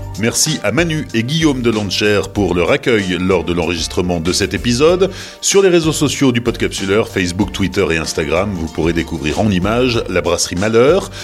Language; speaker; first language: French; native; French